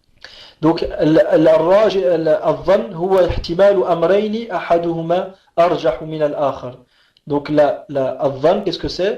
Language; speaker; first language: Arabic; non-native, fluent; French